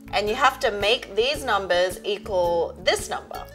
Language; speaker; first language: English; native; English